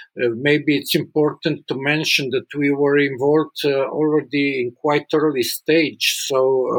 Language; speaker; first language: English; non-native, fluent; Slovenian